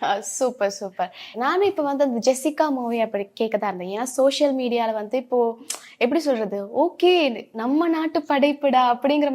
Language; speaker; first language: Tamil; native; Tamil